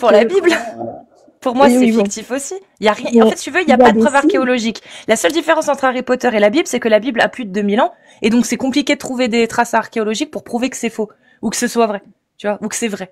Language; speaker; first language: French; native; French